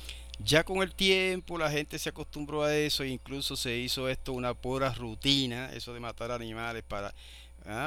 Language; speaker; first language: Spanish; native; Spanish